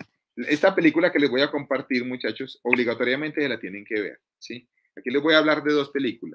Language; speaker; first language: Spanish; native; Spanish